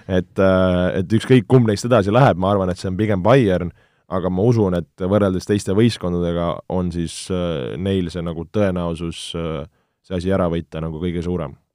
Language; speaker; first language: Estonian; native; Estonian